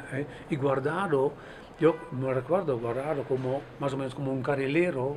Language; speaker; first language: Spanish; non-native, fluent; Dutch